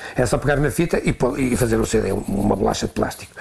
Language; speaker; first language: Portuguese; native; Portuguese